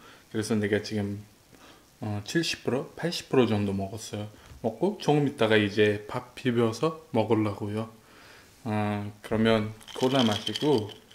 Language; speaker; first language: Korean; non-native, learner; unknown